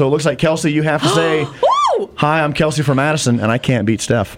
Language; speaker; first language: English; native; English